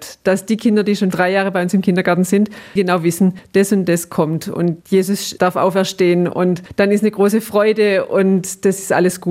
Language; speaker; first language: German; native; German